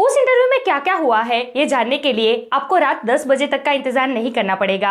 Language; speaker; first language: Hindi; native; Hindi